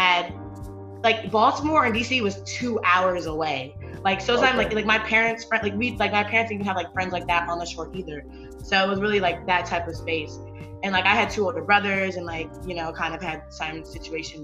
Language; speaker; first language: English; native; English